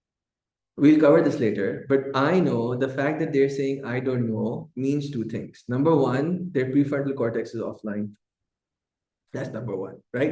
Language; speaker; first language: English; non-native, local second language; Urdu